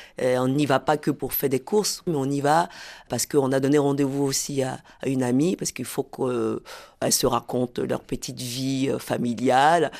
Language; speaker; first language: French; native; French